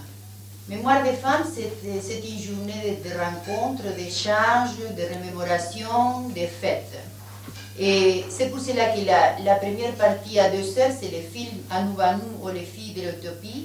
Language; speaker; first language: French; non-native, fluent; Spanish